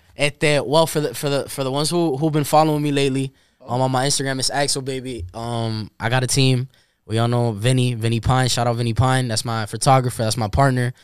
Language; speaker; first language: English; early bilingual, other home language; Spanish